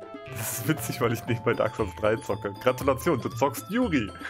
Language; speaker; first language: German; native; German